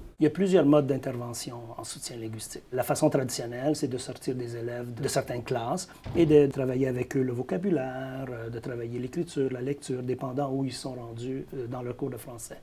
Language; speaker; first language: French; native; French